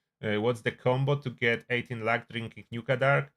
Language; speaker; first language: English; non-native, fluent; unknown